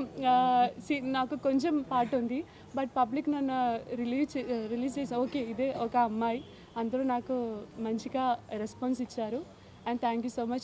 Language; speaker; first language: Telugu; non-native, learner; Malayalam